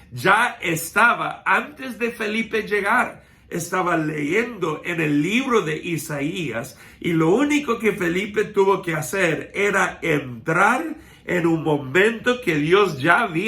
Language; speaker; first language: Spanish; non-native, fluent; English